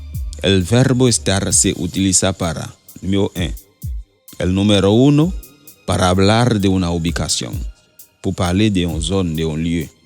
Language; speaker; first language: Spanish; non-native, fluent; Haitian Creole